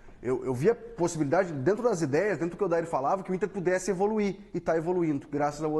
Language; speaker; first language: Portuguese; native; Portuguese